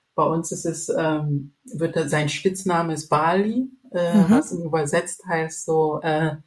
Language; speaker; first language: German; non-native, fluent; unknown